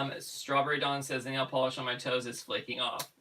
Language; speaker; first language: English; native; English